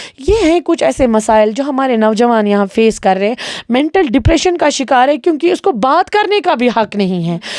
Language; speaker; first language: Urdu; non-native, local second language; Kashmiri